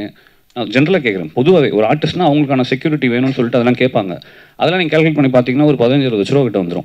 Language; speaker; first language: Tamil; native; Tamil